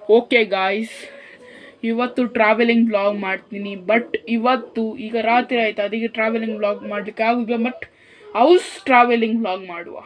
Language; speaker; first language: Kannada; non-native, local second language; Konkani